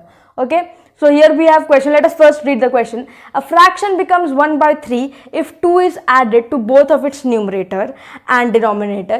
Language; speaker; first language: English; non-native, local second language; Hindi